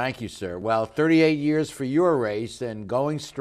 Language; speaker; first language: English; native; English